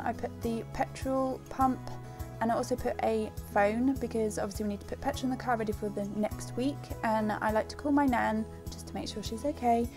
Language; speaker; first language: English; native; English